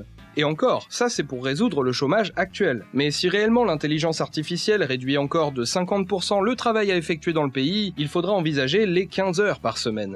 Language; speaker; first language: French; native; French